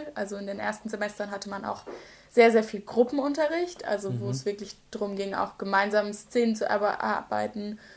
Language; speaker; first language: German; native; German